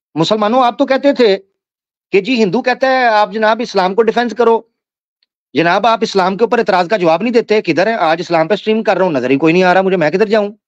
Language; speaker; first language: Hindi; native; Hindi